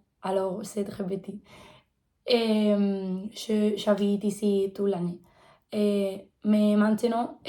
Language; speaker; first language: French; non-native, learner; Spanish